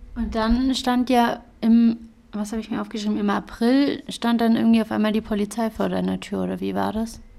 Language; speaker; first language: German; native; German